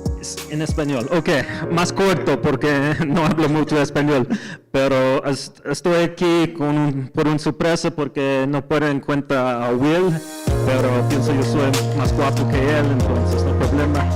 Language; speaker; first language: Spanish; non-native, learner; English